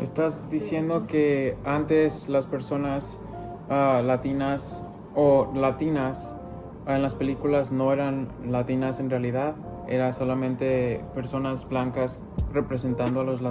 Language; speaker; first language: Spanish; early bilingual, other home language; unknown